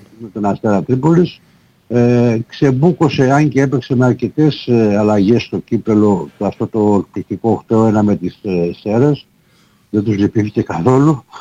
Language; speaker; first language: Greek; native; Greek